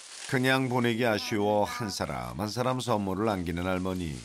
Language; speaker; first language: Korean; native; Korean